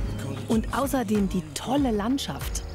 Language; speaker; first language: German; native; German